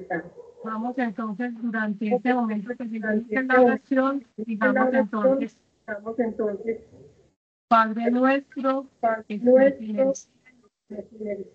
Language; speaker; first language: Spanish; native; Spanish